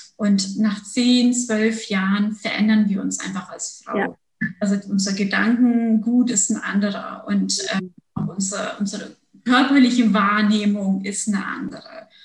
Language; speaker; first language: German; early bilingual, other home language; Turkish